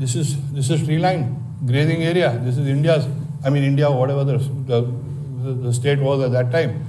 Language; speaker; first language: English; non-native, local second language; Hindi